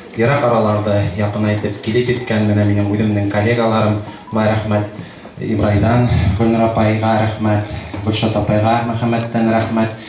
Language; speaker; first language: Tatar; non-native, local second language; Bashkir